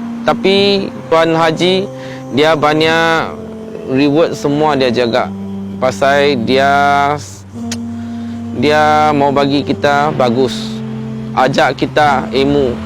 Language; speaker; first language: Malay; non-native, local second language; Chinese